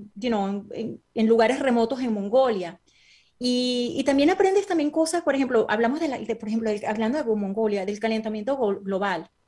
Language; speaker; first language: Spanish; native; Spanish